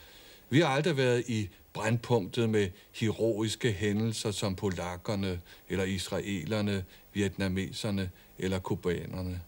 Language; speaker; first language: Danish; native; Danish